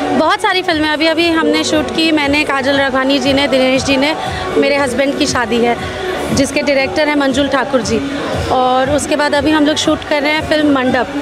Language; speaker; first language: Hindi; native; Hindi